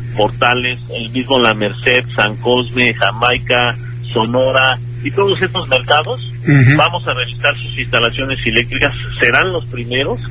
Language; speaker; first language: Spanish; native; Spanish